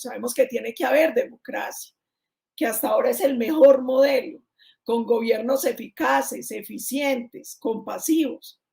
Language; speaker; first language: Spanish; native; Spanish